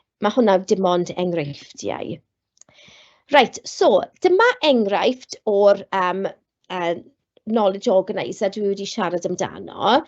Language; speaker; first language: Welsh; non-native, local second language; English